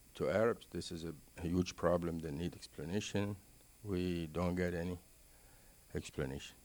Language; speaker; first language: English; non-native, fluent; Arabic